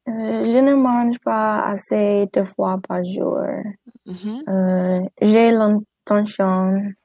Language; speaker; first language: French; non-native, learner; English